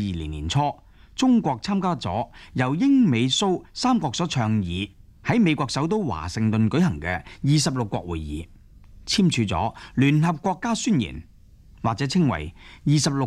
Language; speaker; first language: Chinese; non-native, local second language; Cantonese